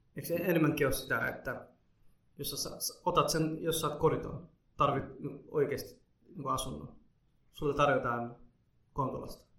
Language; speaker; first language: Finnish; early bilingual, other home language; Somali